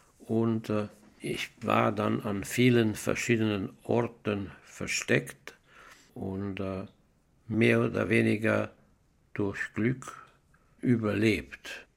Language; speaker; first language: German; non-native, fluent; Hungarian